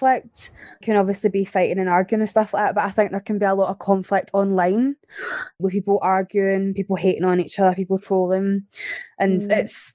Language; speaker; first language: English; native; English